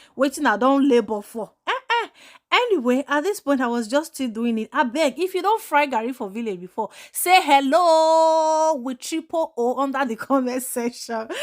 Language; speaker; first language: Nigerian Pidgin; non-native, local second language; Igbo